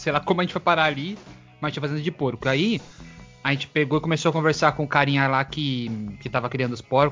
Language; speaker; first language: Portuguese; native; Portuguese